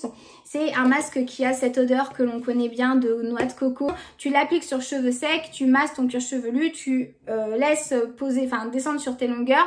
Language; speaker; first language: French; native; French